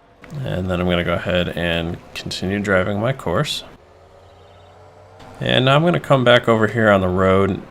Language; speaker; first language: English; native; English